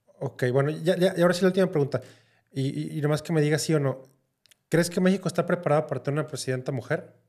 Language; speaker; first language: Spanish; native; Spanish